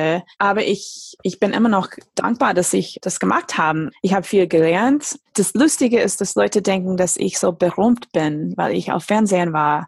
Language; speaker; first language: German; non-native, fluent; English